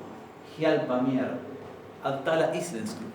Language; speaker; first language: Icelandic; non-native, learner; Spanish